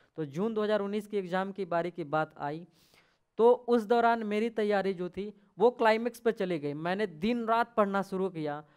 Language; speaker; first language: Hindi; native; Hindi